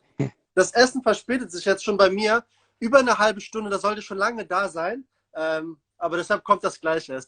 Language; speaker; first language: German; native; German